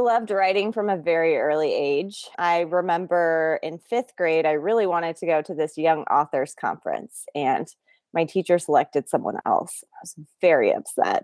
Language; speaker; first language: English; native; English